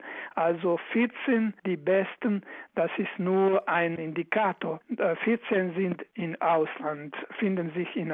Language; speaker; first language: German; non-native, fluent; Croatian